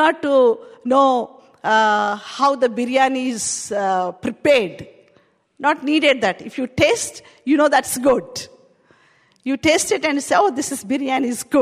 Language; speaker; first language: English; non-native, local second language; Telugu